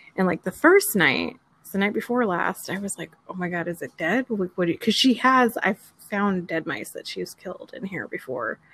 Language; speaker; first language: English; native; English